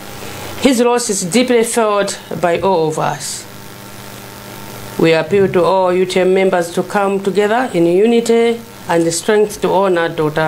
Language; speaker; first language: English; non-native, local second language; Nyanja